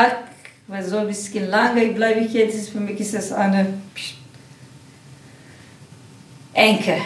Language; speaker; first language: Dutch; non-native, learner; Kurdish